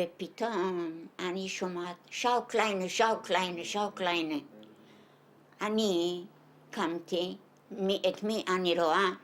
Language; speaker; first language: Hebrew; non-native, fluent; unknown